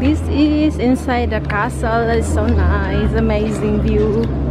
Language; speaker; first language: English; non-native, local second language; Cebuano